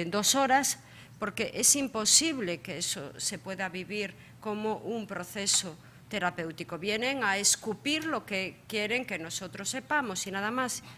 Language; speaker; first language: Spanish; native; Spanish